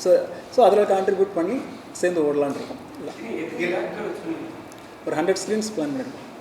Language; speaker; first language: Tamil; native; Tamil